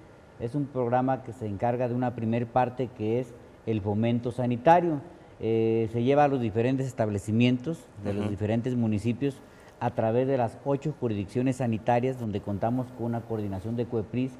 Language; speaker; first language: Spanish; native; Spanish